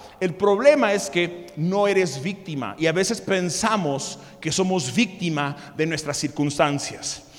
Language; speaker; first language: Spanish; early bilingual, other home language; English